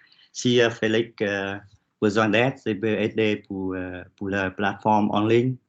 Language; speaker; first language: French; non-native, learner; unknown